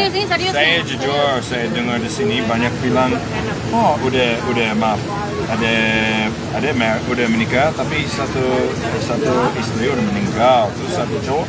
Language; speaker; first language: Indonesian; non-native, fluent; English